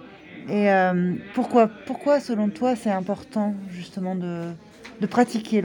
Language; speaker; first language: French; non-native, fluent; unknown